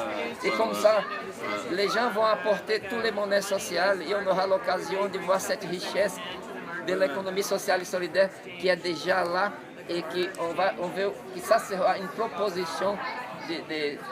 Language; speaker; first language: French; non-native, fluent; Portuguese